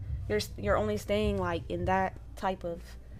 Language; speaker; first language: English; native; English